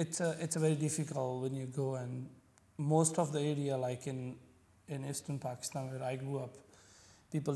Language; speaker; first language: English; non-native, local second language; Punjabi